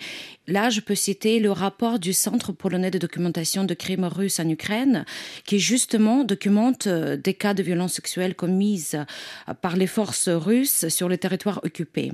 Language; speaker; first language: French; non-native, fluent; Ukrainian